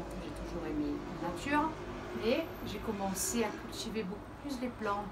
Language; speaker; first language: French; early bilingual, heritage; Portuguese